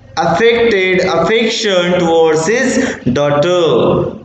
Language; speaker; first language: English; non-native, local second language; Marathi